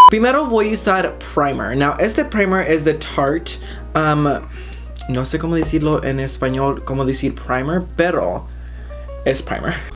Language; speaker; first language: Spanish; early bilingual, heritage; Spanish